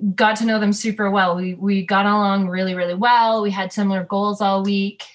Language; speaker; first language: English; native; English